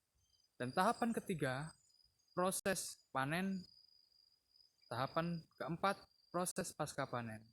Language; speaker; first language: Indonesian; native; Indonesian